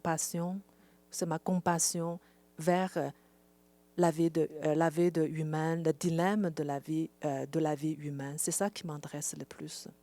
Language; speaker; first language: French; non-native, fluent; Chinese